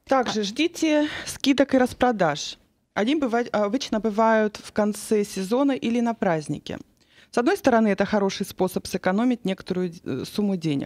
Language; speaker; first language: Russian; native; Russian